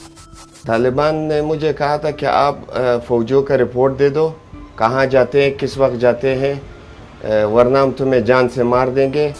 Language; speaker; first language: Hindi; non-native, fluent; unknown